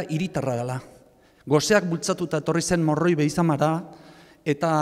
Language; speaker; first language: Basque; native; Basque